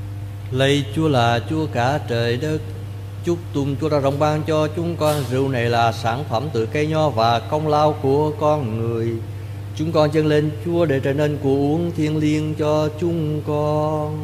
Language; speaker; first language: Vietnamese; native; Vietnamese